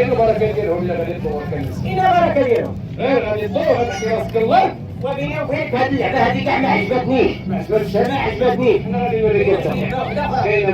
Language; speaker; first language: Arabic; native; Arabic